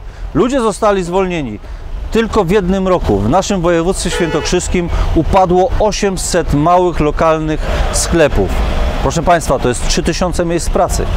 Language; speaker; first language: Polish; native; Polish